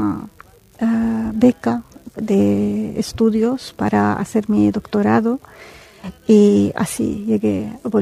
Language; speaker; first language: Spanish; non-native, fluent; Arabic